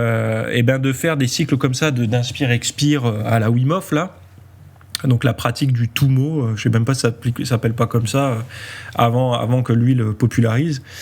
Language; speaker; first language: French; native; French